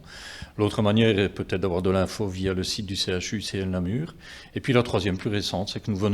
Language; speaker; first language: French; native; French